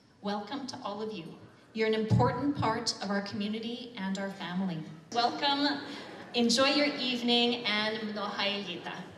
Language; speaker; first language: English; early bilingual, other home language; Ukrainian